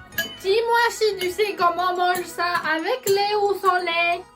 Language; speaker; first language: French; non-native, learner; Chinese